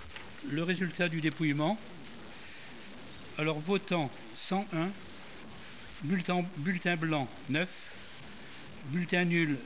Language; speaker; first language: French; native; French